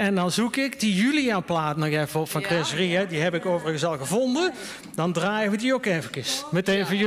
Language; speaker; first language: Dutch; native; Dutch